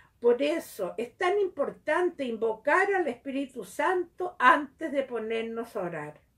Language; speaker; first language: Spanish; native; Spanish